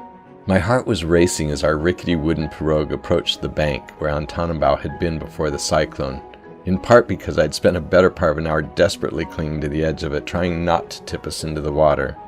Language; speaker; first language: English; native; English